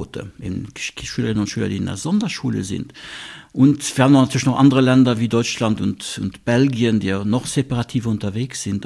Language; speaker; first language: German; non-native, local second language; Luxembourgish